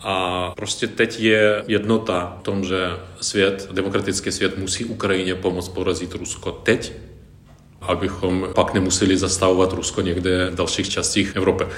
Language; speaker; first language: Czech; non-native, fluent; Ukrainian